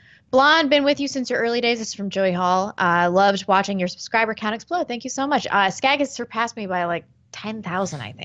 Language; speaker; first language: English; native; English